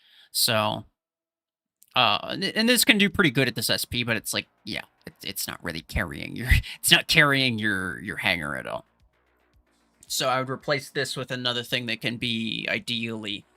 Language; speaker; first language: English; native; English